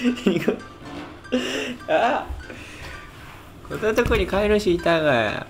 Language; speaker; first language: Japanese; native; Japanese